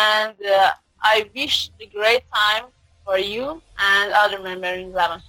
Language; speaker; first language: English; non-native, learner; Persian